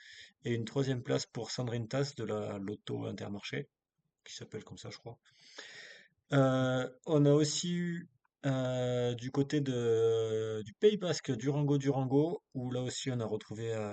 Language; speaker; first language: French; native; French